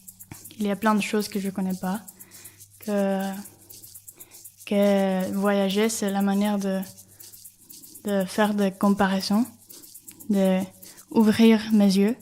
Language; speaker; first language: French; non-native, fluent; Spanish